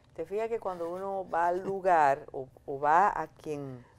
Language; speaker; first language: Spanish; native; Spanish